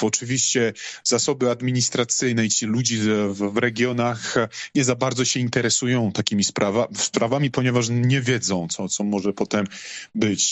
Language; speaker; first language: Polish; non-native, fluent; Georgian